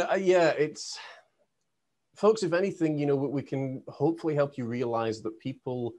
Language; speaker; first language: English; native; English